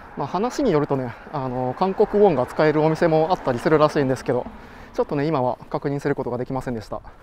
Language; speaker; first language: Japanese; native; Japanese